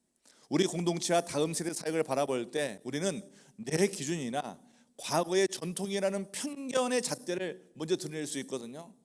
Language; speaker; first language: Korean; native; Korean